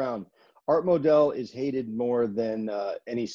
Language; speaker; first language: English; native; English